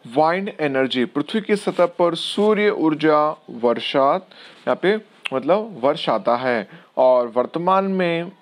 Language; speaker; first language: Hindi; non-native, local second language; Gujarati